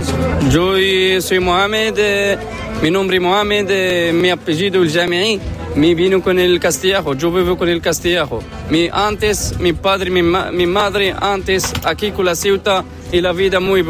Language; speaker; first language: Spanish; non-native, learner; Arabic